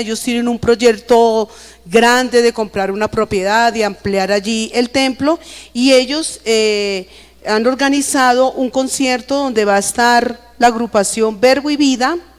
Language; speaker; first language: Spanish; native; Spanish